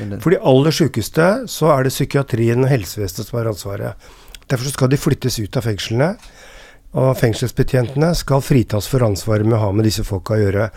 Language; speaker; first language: Norwegian; native; Norwegian